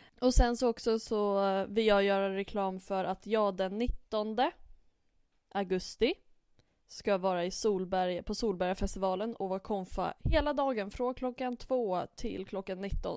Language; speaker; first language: Swedish; native; Swedish